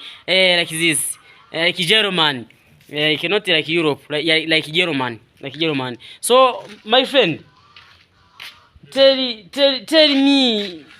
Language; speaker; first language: English; non-native, learner; Swahili